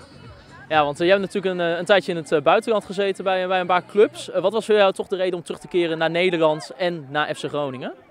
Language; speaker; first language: Dutch; native; Dutch